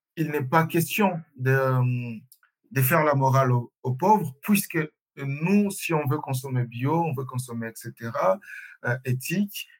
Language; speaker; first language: French; non-native, local second language; Swahili